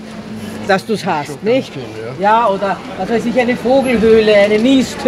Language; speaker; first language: German; native; German